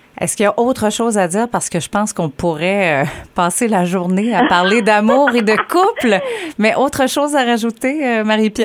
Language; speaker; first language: French; native; French